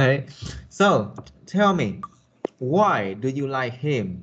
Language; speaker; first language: English; non-native, fluent; Vietnamese